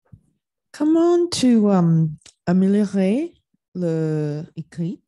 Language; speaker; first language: French; non-native, learner; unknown